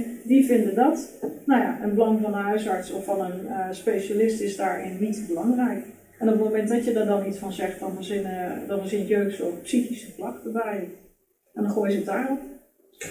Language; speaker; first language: Dutch; native; Dutch